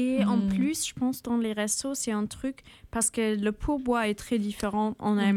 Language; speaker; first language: French; non-native, fluent; German